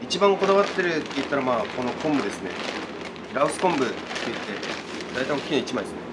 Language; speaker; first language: Japanese; native; Japanese